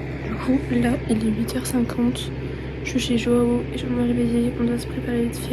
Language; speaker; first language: French; native; French